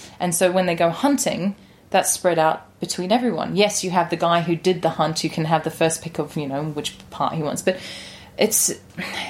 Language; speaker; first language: English; native; English